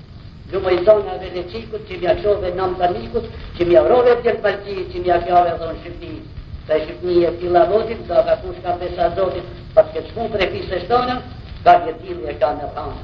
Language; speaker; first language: Albanian; native; Albanian